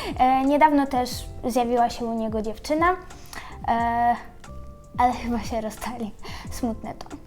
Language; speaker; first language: Polish; early bilingual, other home language; Ukrainian